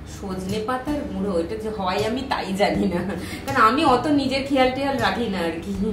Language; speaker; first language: Bangla; native; Bangla